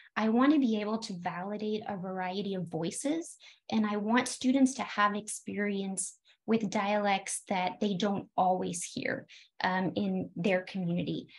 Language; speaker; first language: English; native; English